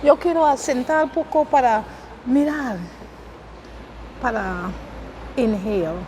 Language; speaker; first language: Spanish; non-native, learner; English